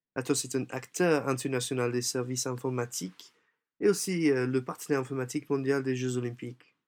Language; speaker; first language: French; non-native, fluent; English